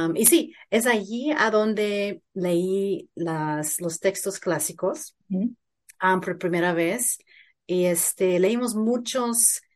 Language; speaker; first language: Spanish; early bilingual, heritage; Spanish